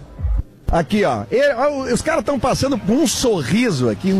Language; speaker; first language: Portuguese; native; Portuguese